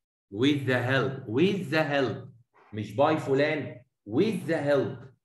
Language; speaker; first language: English; non-native, fluent; Arabic